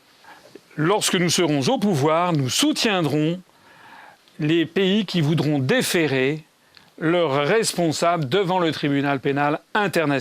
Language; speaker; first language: French; native; French